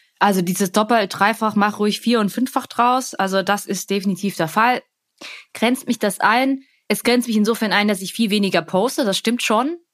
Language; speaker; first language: German; early bilingual, other home language; Vietnamese